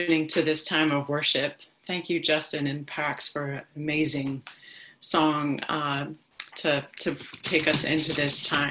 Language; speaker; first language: English; native; English